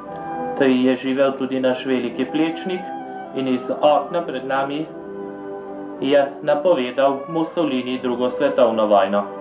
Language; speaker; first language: Slovenian; native; Slovenian